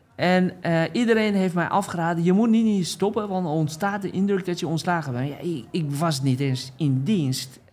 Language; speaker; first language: Dutch; non-native, fluent; Persian